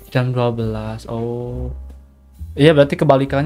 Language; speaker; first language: Indonesian; native; Indonesian